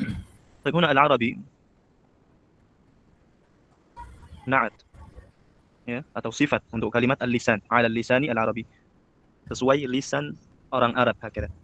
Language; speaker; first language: Arabic; non-native, fluent; Indonesian